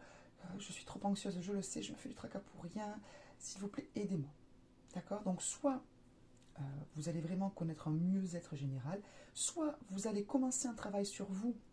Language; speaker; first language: French; native; French